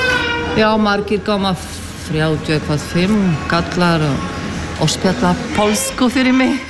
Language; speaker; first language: Icelandic; non-native, learner; Polish